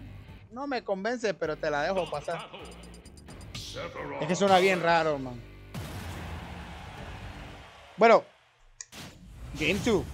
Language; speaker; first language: Spanish; native; Spanish